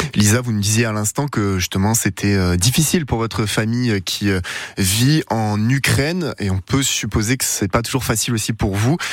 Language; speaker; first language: French; native; French